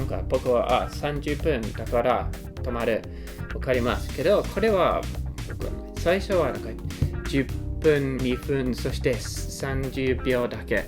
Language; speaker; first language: Japanese; non-native, learner; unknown